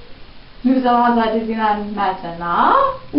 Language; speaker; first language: French; non-native, learner; English